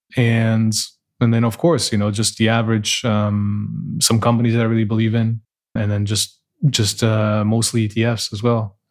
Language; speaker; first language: English; non-native, fluent; Portuguese